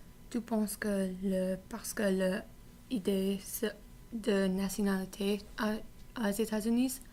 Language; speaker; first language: French; non-native, learner; English